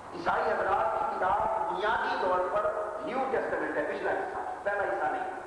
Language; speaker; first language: Urdu; non-native, local second language; Punjabi